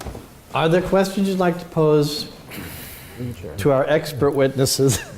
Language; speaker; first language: English; native; English